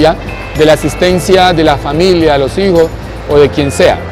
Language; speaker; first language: Spanish; native; Spanish